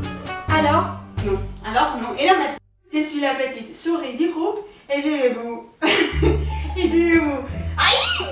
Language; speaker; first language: French; non-native, learner; Spanish